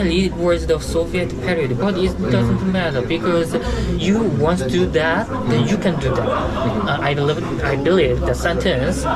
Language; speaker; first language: English; non-native, learner; Korean